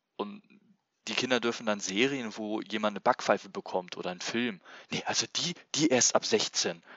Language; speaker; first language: German; native; German